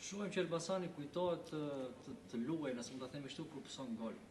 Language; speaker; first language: Albanian; native; Albanian